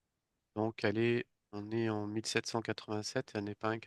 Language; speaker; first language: French; native; French